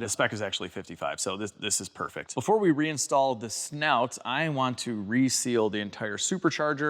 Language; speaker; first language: English; native; English